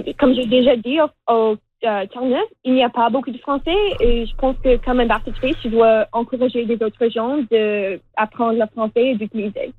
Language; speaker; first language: French; non-native, local second language; English